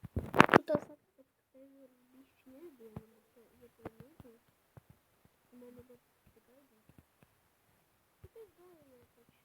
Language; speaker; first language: Latvian; non-native, local second language; Russian